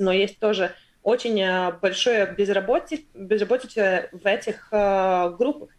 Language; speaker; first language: Russian; non-native, local second language; Latvian